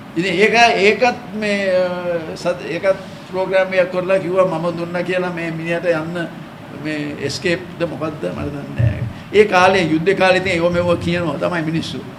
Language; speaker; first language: Sinhala; non-native, local second language; English